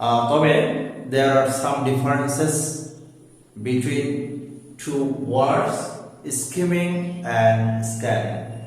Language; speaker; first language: English; non-native, local second language; Bangla